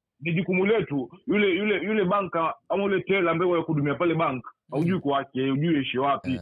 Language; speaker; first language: Swahili; native; Swahili